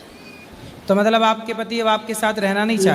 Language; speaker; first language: Hindi; native; Hindi